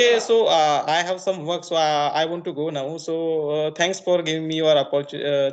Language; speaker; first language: English; non-native, learner; Marathi